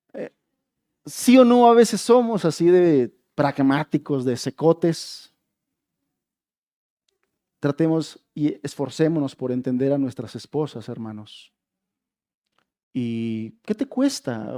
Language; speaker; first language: Spanish; native; Spanish